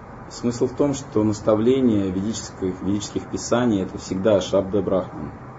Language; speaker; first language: Russian; native; Russian